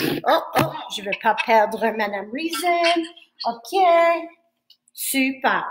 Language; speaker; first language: French; non-native, fluent; English